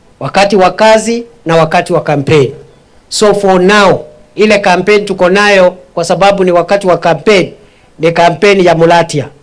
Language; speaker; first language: Swahili; non-native, local second language; Meru